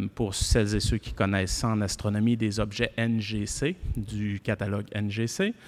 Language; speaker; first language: French; native; French